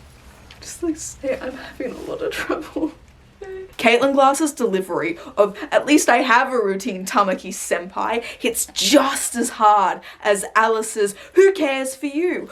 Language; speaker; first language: English; native; English